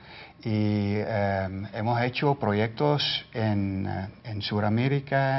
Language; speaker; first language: Spanish; non-native, fluent; Dutch